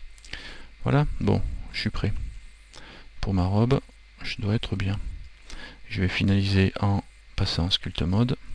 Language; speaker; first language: French; native; French